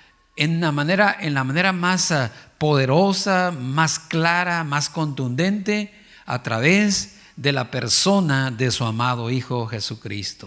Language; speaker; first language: Spanish; native; Spanish